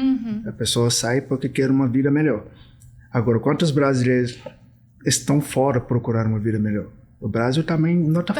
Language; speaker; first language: Portuguese; non-native, fluent; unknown